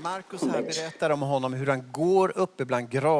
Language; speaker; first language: Swedish; native; Swedish